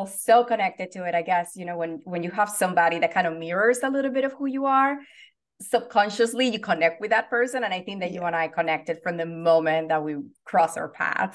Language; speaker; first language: English; non-native, fluent; Spanish